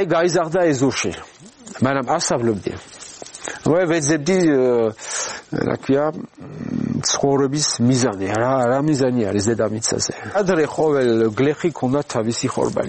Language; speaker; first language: Georgian; non-native, learner; French